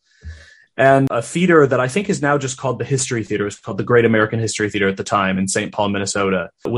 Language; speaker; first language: English; native; English